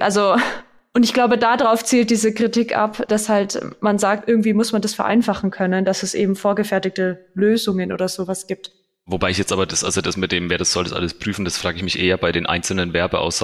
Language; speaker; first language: German; native; German